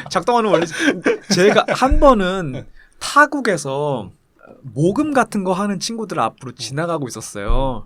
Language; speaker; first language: Korean; native; Korean